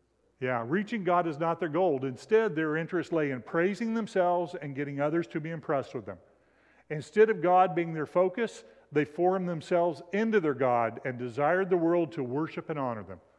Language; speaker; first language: English; native; English